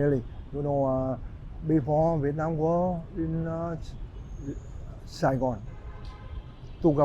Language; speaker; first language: English; non-native, learner; Vietnamese